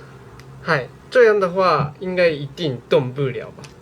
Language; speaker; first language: Chinese; non-native, learner; Japanese